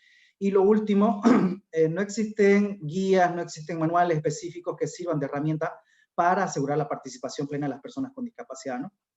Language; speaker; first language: Spanish; native; Spanish